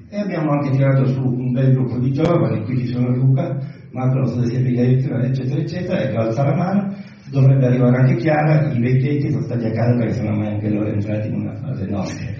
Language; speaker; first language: Italian; native; Italian